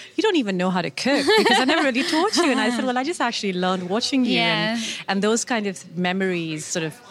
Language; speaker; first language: English; non-native, local second language; Urdu